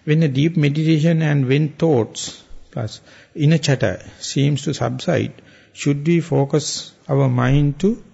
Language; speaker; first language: English; non-native, local second language; Sinhala